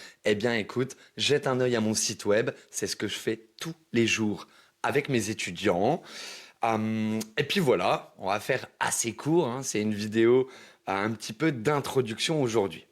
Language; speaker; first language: French; native; French